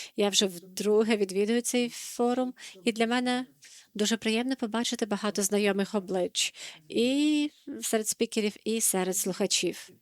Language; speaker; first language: Ukrainian; non-native, fluent; Dutch